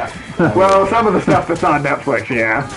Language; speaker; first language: English; native; English